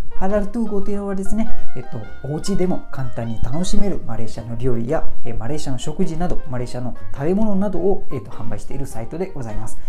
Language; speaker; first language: Japanese; non-native, fluent; Malay